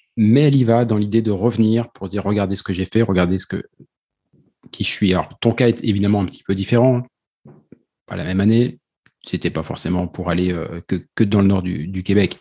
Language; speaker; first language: French; native; French